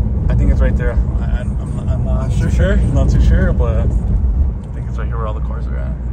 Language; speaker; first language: English; early bilingual, other home language; Spanish